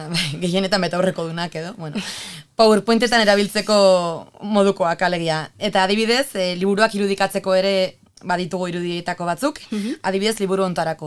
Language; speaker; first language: Basque; native; Basque